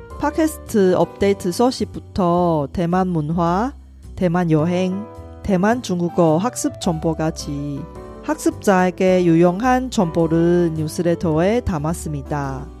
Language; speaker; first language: Korean; non-native, fluent; Chinese